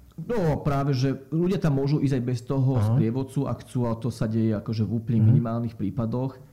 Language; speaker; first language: Slovak; native; Slovak